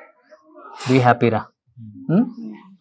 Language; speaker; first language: Telugu; native; Telugu